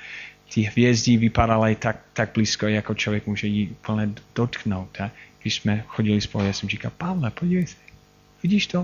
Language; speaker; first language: Czech; non-native, fluent; English